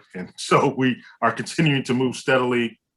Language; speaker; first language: English; native; English